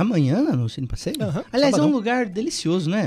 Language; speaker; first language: Portuguese; native; Portuguese